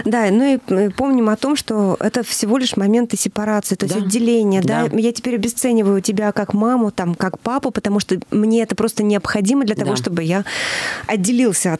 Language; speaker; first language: Russian; native; Russian